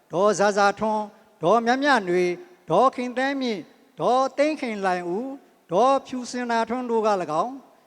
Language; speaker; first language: Burmese; native; Burmese